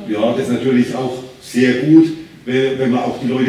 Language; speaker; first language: German; native; German